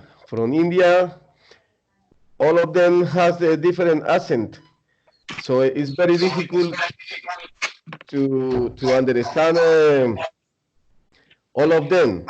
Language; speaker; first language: English; non-native, learner; Spanish